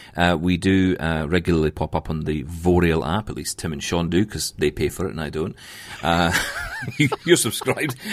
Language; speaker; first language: English; native; English